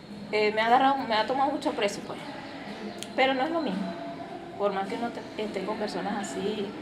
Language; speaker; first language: Spanish; native; Spanish